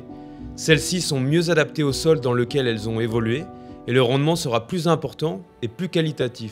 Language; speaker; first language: French; native; French